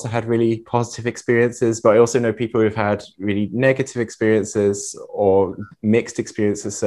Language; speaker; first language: English; native; English